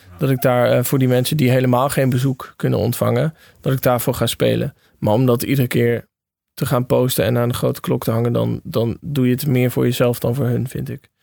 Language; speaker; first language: Dutch; native; Dutch